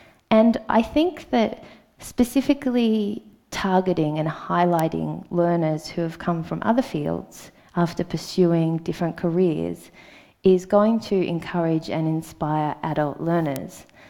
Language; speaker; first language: English; native; English